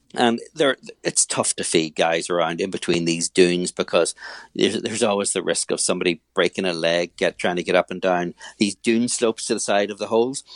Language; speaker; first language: English; native; English